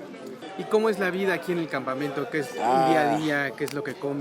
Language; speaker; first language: Spanish; native; Spanish